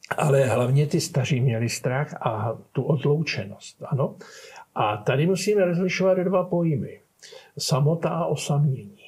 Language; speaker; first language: Czech; native; Czech